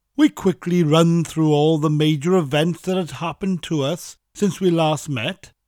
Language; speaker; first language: English; native; English